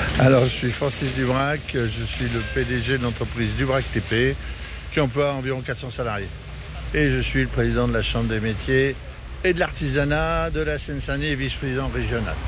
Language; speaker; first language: French; native; French